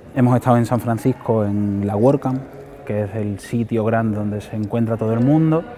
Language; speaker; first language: Spanish; native; Spanish